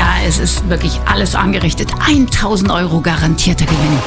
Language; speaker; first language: German; native; German